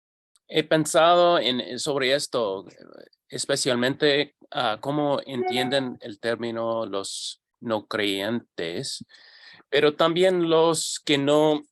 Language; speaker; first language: Spanish; non-native, fluent; English